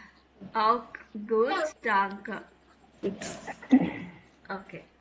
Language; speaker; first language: German; non-native, fluent; Tamil